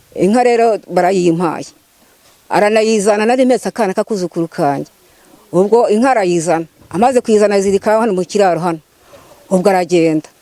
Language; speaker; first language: Kinyarwanda; native; Kinyarwanda